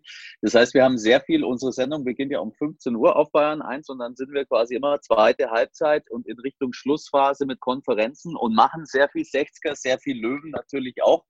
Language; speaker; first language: German; native; German